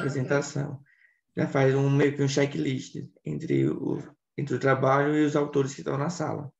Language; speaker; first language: Portuguese; native; Portuguese